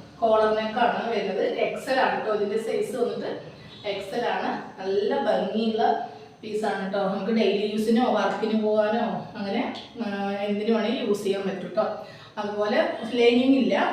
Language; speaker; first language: Malayalam; native; Malayalam